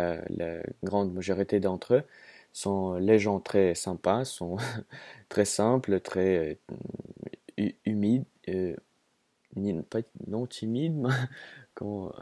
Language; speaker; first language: French; non-native, fluent; Russian